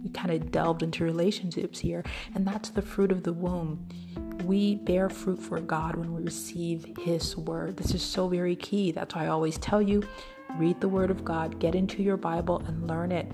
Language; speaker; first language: English; native; English